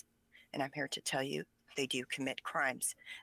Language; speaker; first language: English; early bilingual, other home language; Pennsylvania German